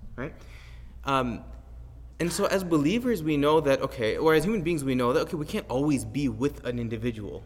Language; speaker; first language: English; native; English